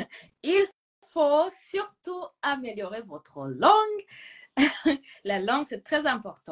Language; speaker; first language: French; non-native, fluent; Gusii